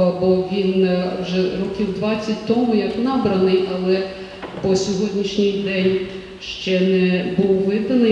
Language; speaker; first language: Ukrainian; native; Ukrainian